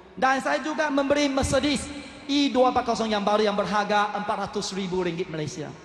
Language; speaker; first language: Malay; non-native, local second language; Chinese